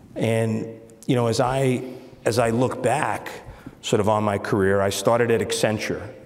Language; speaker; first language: English; native; English